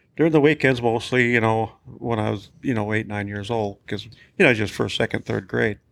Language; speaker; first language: English; native; English